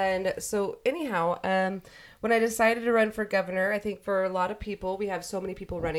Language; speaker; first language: English; native; English